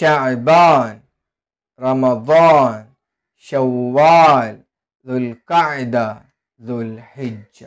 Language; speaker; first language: Arabic; non-native, fluent; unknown